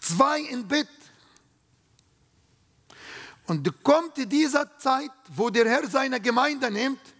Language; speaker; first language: German; non-native, learner; Arabic